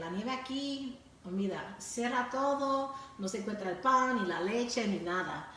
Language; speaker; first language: Spanish; early bilingual, heritage; Spanish